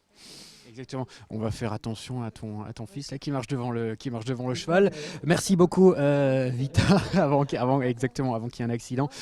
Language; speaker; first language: French; native; French